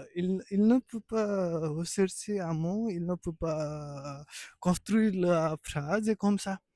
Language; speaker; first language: French; non-native, learner; Nepali